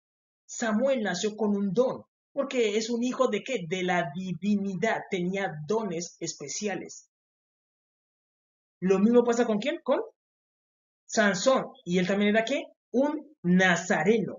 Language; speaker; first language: Spanish; native; Spanish